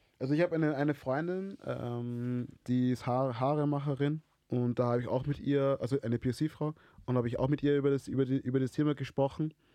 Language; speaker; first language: German; early bilingual, other home language; Swahili